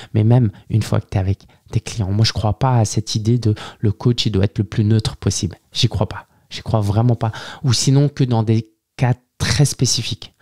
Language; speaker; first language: French; early bilingual, other home language; Chinese